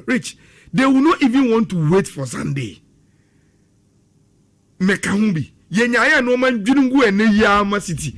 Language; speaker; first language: English; non-native, local second language; Akan